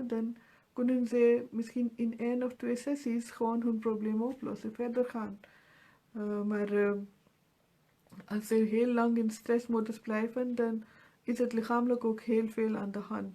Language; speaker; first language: Dutch; non-native, fluent; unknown